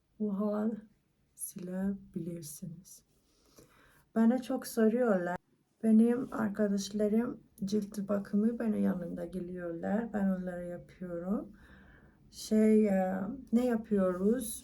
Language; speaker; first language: Turkish; non-native, learner; Persian